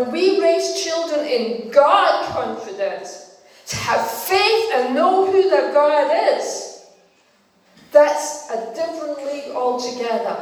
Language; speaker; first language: English; non-native, fluent; Danish